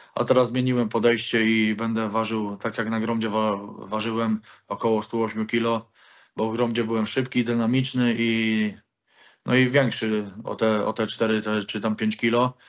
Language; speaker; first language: Polish; native; Polish